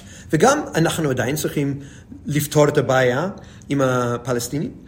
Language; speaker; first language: Hebrew; non-native, fluent; English